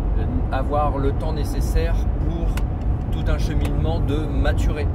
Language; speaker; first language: French; native; French